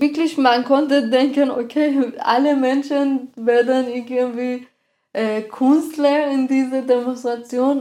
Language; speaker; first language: German; non-native, fluent; Persian